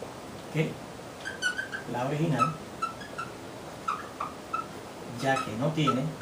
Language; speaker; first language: Spanish; native; Spanish